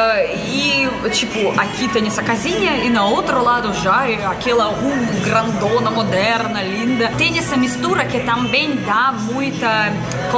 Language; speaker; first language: Portuguese; non-native, learner; Russian